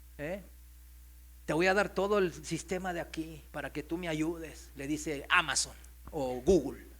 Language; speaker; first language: Spanish; non-native, fluent; Korean